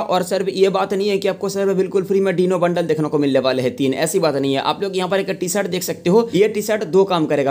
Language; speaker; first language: Hindi; non-native, local second language; Bangla